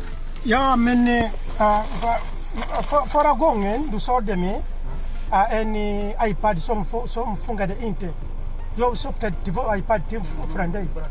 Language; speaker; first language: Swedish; non-native, learner; Ganda